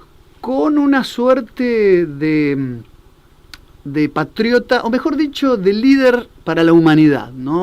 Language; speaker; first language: Spanish; native; Spanish